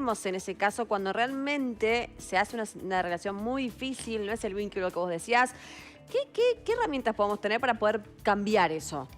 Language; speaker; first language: Spanish; native; Spanish